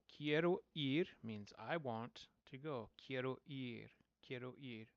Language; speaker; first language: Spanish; non-native, fluent; English